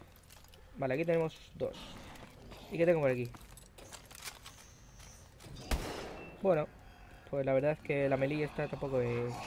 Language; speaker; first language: Spanish; native; Spanish